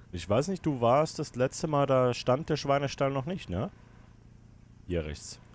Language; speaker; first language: German; native; German